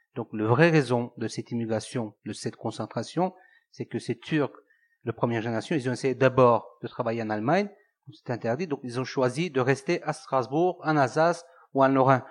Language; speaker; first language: French; non-native, fluent; Turkish